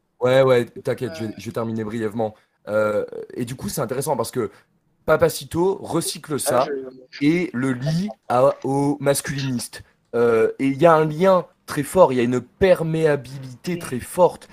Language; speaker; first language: French; native; French